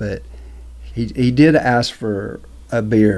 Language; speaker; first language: English; native; English